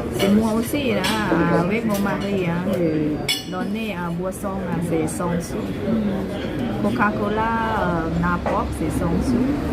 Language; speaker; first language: French; non-native, learner; Thai